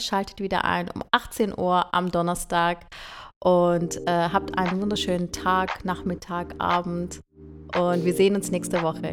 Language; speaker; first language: German; early bilingual, other home language; Turkish